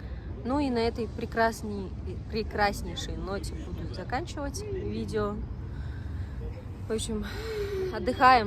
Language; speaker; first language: Russian; native; Russian